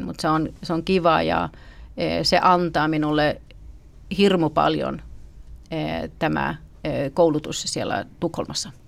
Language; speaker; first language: Finnish; early bilingual, heritage; Finnish